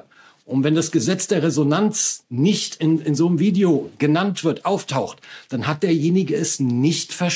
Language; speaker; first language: German; native; German